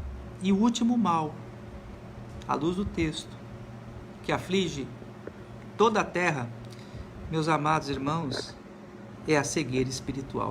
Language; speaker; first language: Portuguese; native; Portuguese